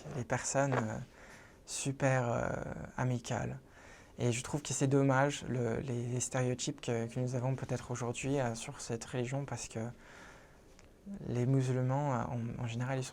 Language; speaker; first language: French; non-native, fluent; English